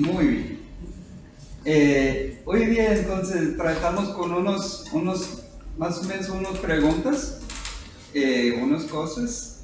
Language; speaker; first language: Spanish; non-native, fluent; English